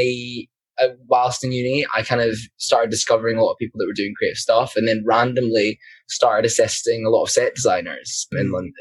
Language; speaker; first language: English; native; English